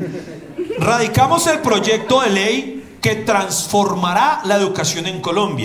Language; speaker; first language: Spanish; native; Spanish